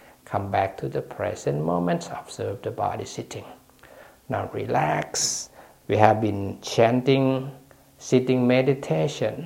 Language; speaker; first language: English; non-native, fluent; Thai